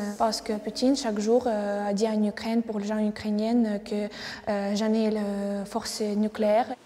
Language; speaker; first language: French; non-native, learner; Ukrainian